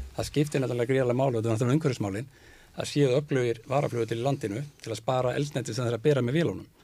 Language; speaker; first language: Icelandic; native; Icelandic